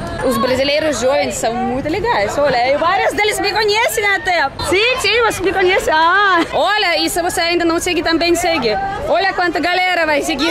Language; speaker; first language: Portuguese; non-native, fluent; Russian